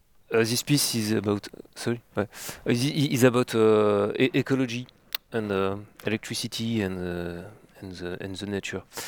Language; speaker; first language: English; non-native, learner; French